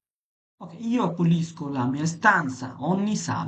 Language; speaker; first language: Italian; non-native, fluent; Bangla